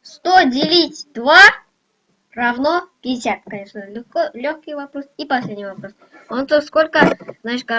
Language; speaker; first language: Russian; non-native, local second language; Kazakh